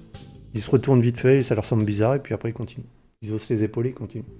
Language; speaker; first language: French; native; French